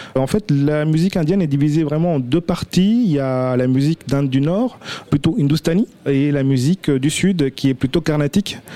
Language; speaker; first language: French; early bilingual, other home language; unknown